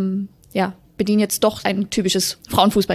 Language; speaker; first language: German; native; German